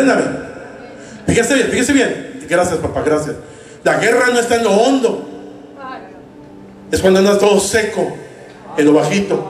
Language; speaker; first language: Spanish; native; Spanish